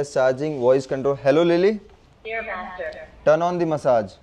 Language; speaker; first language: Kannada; non-native, local second language; Hindi